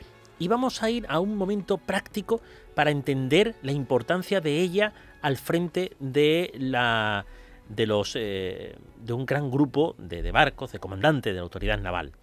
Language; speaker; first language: Spanish; native; Spanish